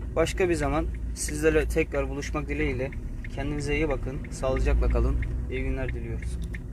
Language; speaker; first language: Turkish; native; Turkish